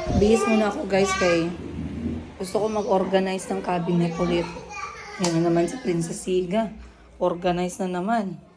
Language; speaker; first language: Filipino; non-native, local second language; Cebuano